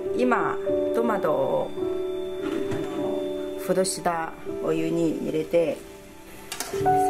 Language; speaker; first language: Japanese; non-native, learner; Chinese